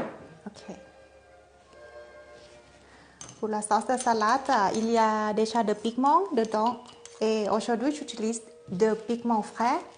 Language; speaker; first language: French; non-native, fluent; Thai